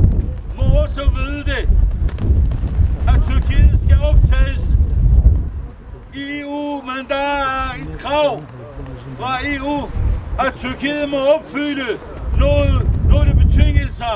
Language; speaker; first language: Danish; non-native, fluent; Kurdish